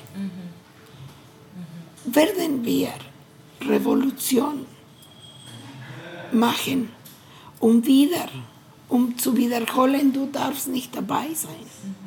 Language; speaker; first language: German; non-native, learner; Spanish